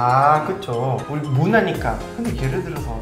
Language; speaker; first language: Korean; non-native, fluent; Portuguese